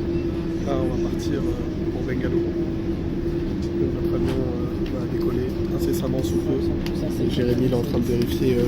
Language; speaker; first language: French; native; French